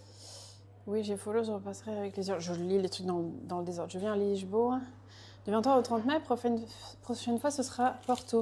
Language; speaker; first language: French; native; French